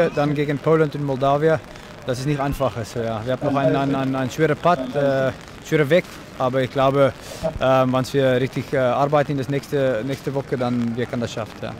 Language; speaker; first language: German; non-native, fluent; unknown